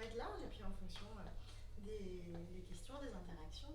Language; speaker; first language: French; native; French